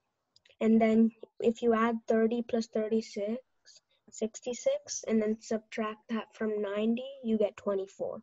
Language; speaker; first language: English; native; English